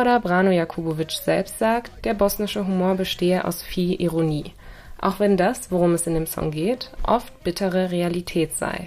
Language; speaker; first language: German; native; German